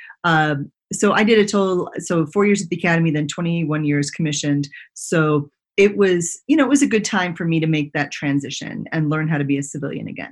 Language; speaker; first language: English; native; English